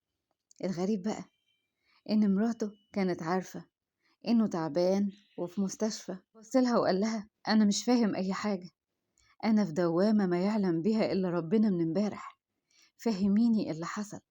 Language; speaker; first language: Arabic; native; Arabic